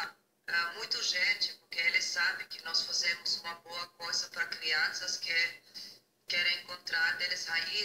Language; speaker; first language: Portuguese; non-native, learner; Dutch